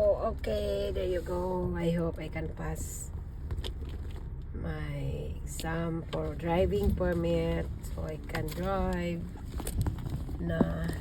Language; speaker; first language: English; non-native, local second language; Cebuano